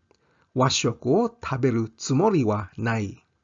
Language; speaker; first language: Japanese; non-native, fluent; English